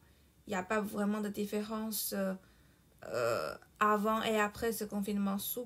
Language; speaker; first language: French; non-native, fluent; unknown